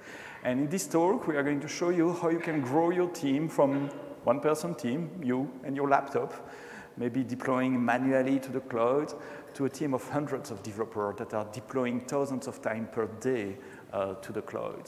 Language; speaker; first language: English; non-native, fluent; French